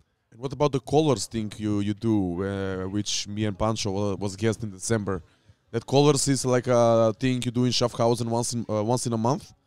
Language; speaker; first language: English; non-native, fluent; Macedonian